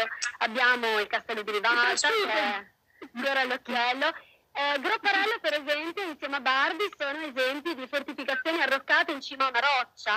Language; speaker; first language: Italian; native; Italian